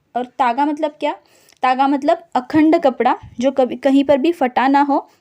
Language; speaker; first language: Hindi; non-native, local second language; Marathi